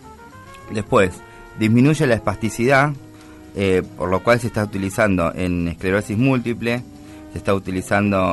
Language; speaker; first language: Spanish; native; Spanish